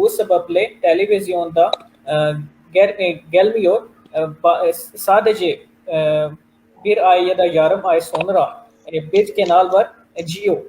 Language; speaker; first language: Turkish; non-native, learner; Urdu